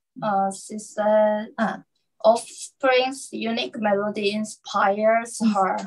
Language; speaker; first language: English; non-native, learner; Korean